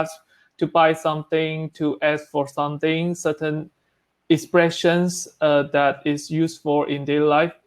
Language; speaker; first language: English; non-native, learner; Chinese